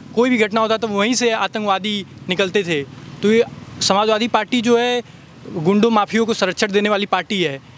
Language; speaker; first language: Hindi; native; Hindi